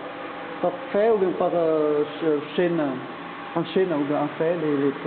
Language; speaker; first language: French; non-native, learner; Vietnamese